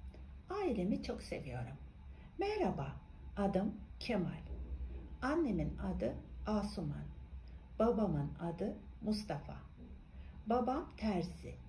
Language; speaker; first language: Turkish; non-native, fluent; Kazakh